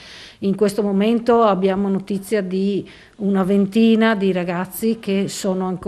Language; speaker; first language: Italian; native; Italian